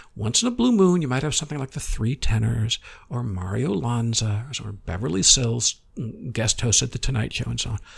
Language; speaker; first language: English; native; English